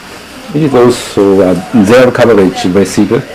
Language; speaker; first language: English; non-native, learner; Japanese